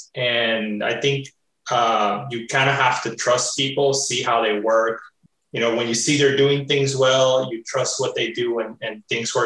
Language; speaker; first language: English; early bilingual, other home language; Spanish